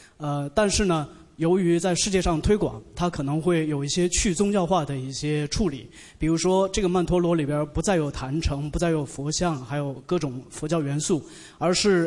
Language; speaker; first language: Chinese; native; Chinese